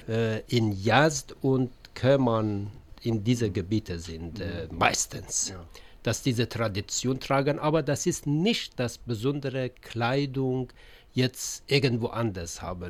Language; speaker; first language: German; non-native, learner; Persian